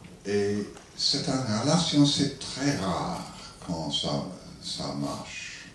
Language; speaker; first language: French; non-native, learner; English